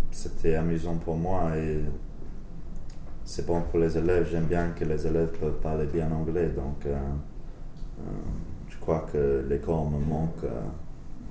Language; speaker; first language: French; non-native, learner; English